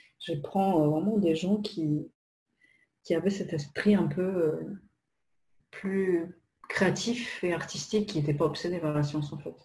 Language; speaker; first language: French; non-native, fluent; Polish